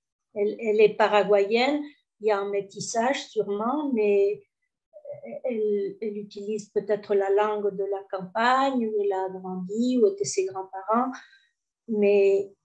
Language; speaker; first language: French; early bilingual, heritage; French